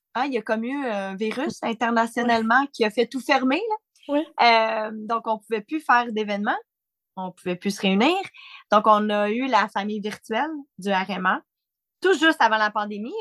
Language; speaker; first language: French; native; French